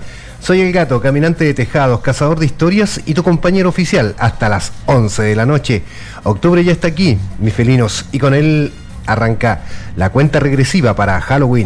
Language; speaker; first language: Spanish; native; Spanish